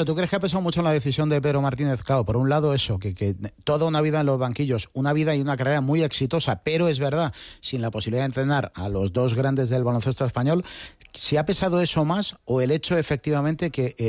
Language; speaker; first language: Spanish; native; Spanish